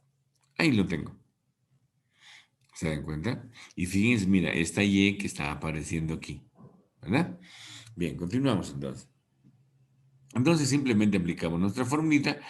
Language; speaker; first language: Spanish; native; Spanish